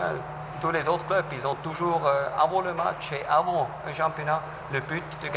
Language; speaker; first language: French; non-native, fluent; German